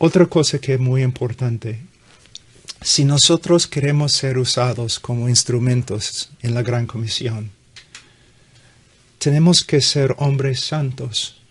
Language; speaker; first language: Spanish; non-native, fluent; English